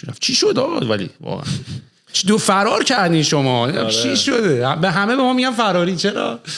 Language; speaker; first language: Persian; native; Persian